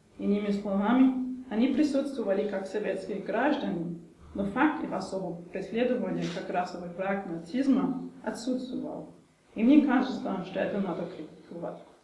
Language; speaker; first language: Russian; non-native, fluent; German